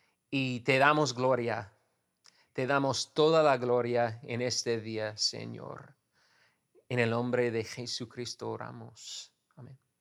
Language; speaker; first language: Spanish; non-native, fluent; English